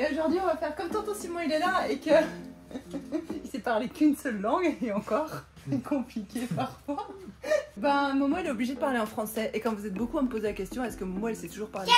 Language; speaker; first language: French; native; French